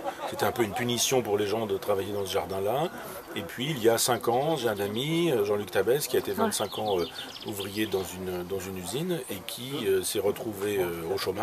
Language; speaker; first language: French; native; French